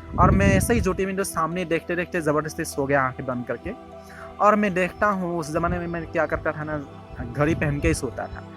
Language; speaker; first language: Hindi; non-native, local second language; Assamese